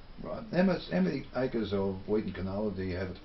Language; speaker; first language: English; native; English